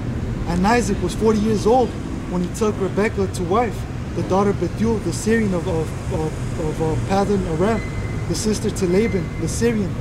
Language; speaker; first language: English; native; English